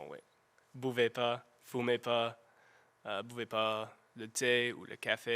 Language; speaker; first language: French; non-native, learner; English